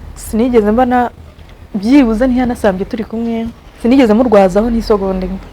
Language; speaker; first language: Kinyarwanda; early bilingual, heritage; Kinyarwanda